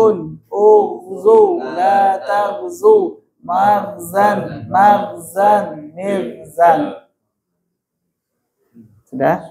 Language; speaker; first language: Arabic; non-native, fluent; Indonesian